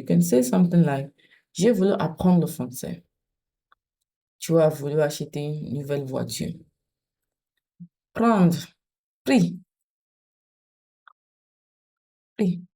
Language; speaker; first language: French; non-native, fluent; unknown